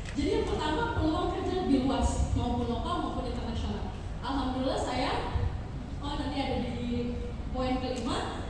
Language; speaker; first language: Indonesian; native; Indonesian